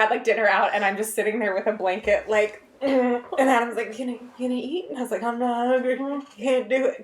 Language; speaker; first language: English; native; English